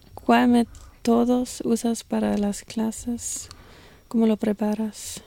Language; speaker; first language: Spanish; non-native, fluent; German